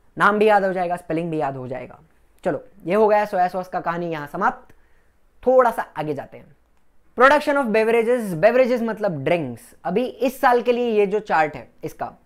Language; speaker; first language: Hindi; non-native, local second language; Gujarati